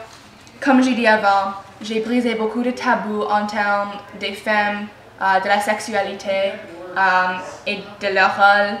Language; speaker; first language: French; non-native, learner; English